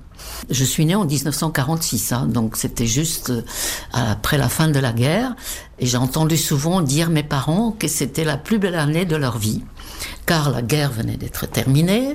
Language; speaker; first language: French; non-native, fluent; Czech